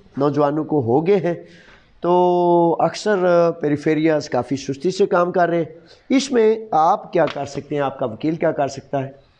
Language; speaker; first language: Urdu; non-native, local second language; Punjabi